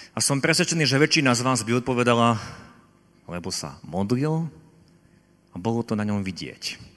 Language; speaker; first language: Slovak; native; Slovak